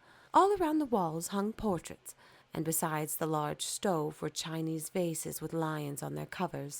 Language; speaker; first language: English; native; English